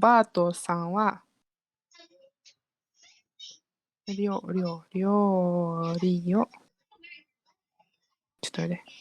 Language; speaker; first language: Japanese; non-native, learner; Malay